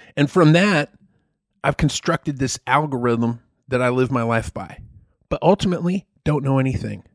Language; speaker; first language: English; native; English